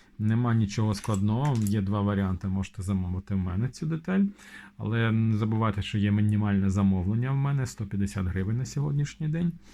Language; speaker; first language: Ukrainian; non-native, local second language; Russian